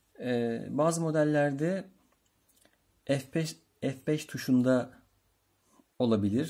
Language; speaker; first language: Turkish; native; Turkish